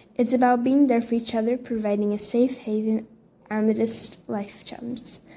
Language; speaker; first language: English; non-native, fluent; Portuguese